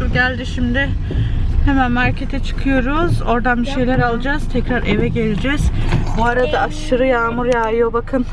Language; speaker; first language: Turkish; native; Turkish